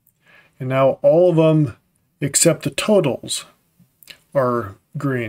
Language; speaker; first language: English; native; English